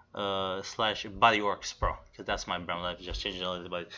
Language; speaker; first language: English; non-native, fluent; Romanian